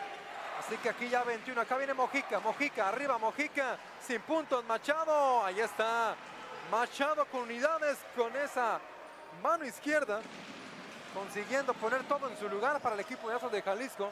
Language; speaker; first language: Spanish; native; Spanish